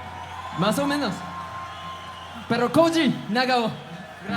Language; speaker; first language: Spanish; non-native, learner; Japanese